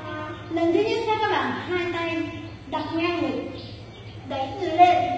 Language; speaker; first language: Vietnamese; native; Vietnamese